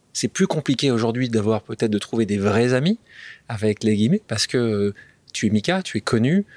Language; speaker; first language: French; native; French